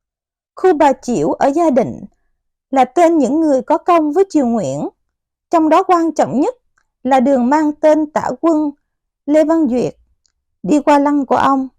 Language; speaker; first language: Vietnamese; native; Vietnamese